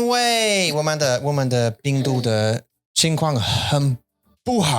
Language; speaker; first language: Chinese; non-native, learner; English